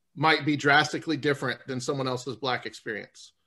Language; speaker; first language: English; native; English